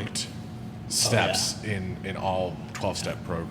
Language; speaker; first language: English; native; English